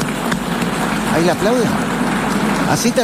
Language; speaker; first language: Spanish; native; Spanish